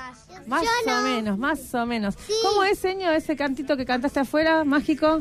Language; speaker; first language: Spanish; native; Spanish